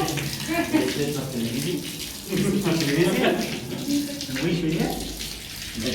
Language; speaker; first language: Polish; non-native, learner; Arabic